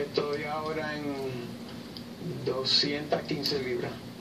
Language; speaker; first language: Spanish; early bilingual, heritage; Spanish